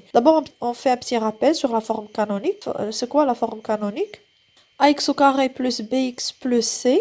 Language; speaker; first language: French; non-native, local second language; Arabic